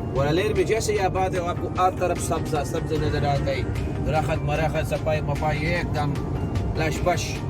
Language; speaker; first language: Urdu; non-native, local second language; Pashto